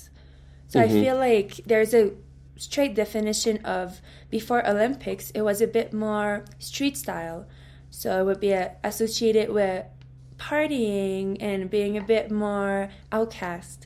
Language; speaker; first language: English; non-native, fluent; French